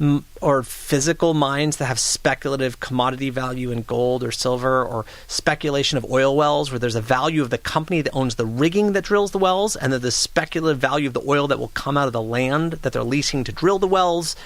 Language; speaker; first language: English; native; English